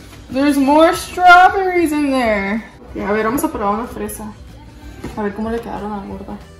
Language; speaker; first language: Spanish; early bilingual, heritage; Spanish